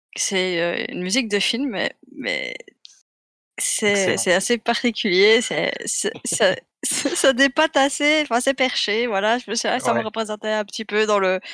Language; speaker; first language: French; native; French